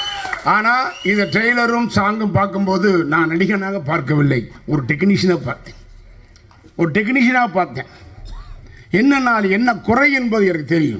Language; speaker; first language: Tamil; native; Tamil